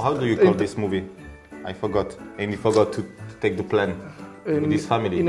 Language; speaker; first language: English; non-native, fluent; French